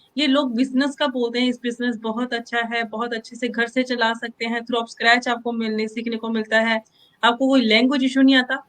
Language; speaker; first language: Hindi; non-native, local second language; Punjabi